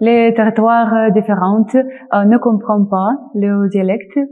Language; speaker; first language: French; non-native, fluent; Russian